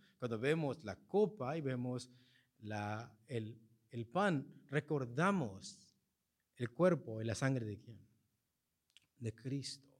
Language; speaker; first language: Spanish; early bilingual, heritage; Spanish